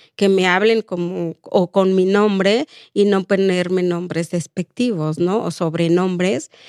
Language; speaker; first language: Spanish; non-native, local second language; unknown